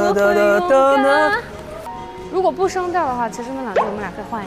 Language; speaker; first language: Chinese; native; Chinese